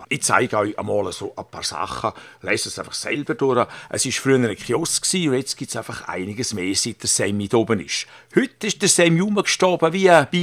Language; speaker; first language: German; native; German